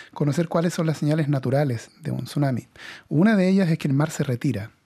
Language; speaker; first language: Spanish; native; Spanish